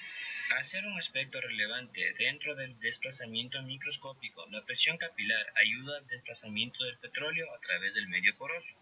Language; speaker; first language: Spanish; native; Spanish